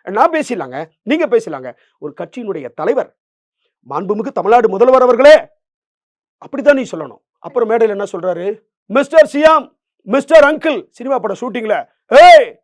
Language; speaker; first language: Tamil; native; Tamil